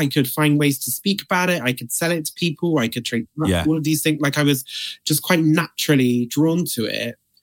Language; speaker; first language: English; native; English